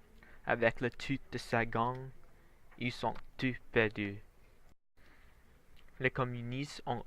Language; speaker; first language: French; non-native, learner; Vietnamese